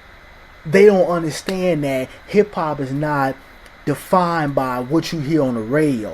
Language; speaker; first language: English; native; English